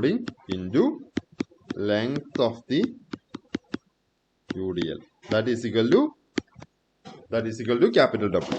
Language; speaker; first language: English; non-native, local second language; Malayalam